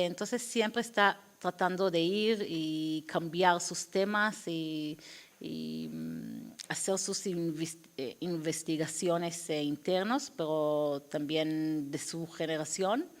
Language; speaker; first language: Spanish; non-native, fluent; Hebrew